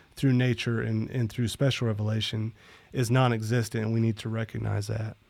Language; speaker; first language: English; native; English